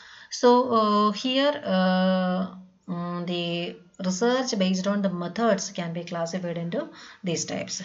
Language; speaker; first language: English; non-native, local second language; Malayalam